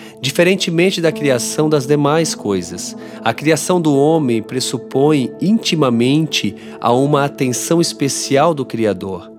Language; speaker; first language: Portuguese; native; Portuguese